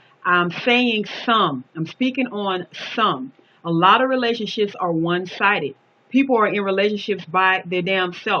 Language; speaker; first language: English; native; English